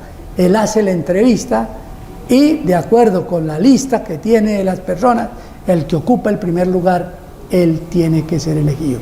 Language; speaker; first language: Spanish; native; Spanish